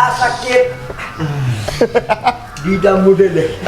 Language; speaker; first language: Indonesian; non-native, learner; Japanese